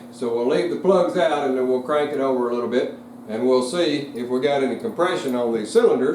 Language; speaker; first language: English; native; English